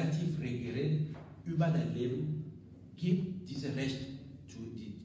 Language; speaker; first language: German; non-native, learner; French